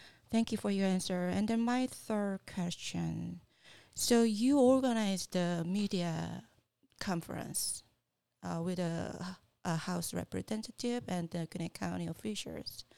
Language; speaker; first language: English; non-native, fluent; Korean